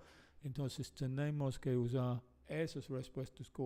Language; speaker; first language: Spanish; non-native, fluent; English